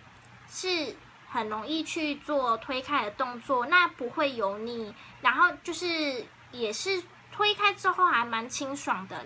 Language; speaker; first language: Chinese; native; Chinese